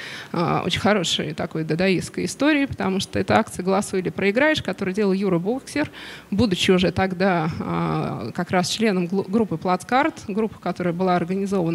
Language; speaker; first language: Russian; native; Russian